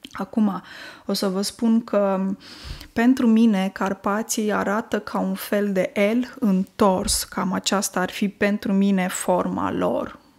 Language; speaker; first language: Romanian; native; Romanian